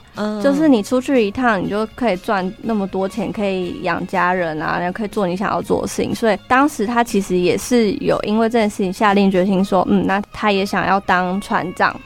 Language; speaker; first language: Chinese; native; Chinese